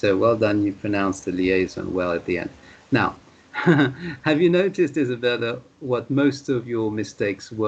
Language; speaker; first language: English; non-native, fluent; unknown